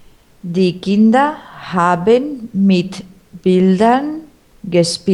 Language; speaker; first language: German; non-native, learner; Spanish